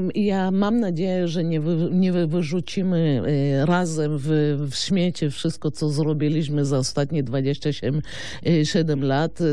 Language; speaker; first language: Polish; non-native, fluent; Lithuanian